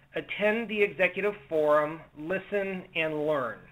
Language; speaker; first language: English; native; English